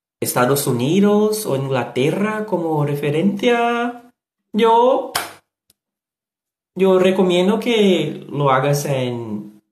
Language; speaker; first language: Spanish; non-native, learner; Portuguese